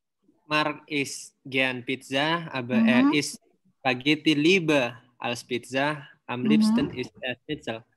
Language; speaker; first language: German; non-native, learner; Indonesian